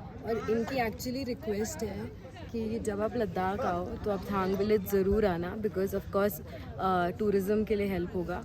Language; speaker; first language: Hindi; native; Hindi